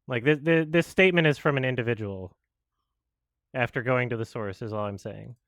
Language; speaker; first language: English; native; English